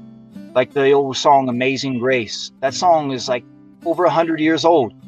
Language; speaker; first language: English; native; English